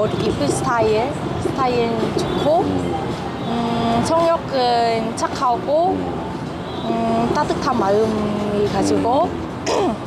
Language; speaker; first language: Korean; non-native, learner; Vietnamese